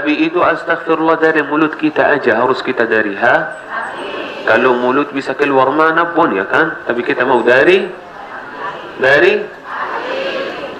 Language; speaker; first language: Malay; non-native, learner; Arabic